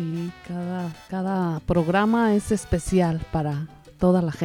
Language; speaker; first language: Spanish; native; Spanish